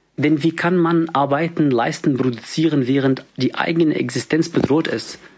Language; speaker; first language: German; non-native, fluent; Arabic